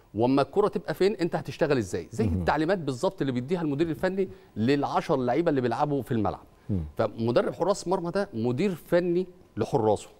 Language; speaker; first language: Arabic; native; Arabic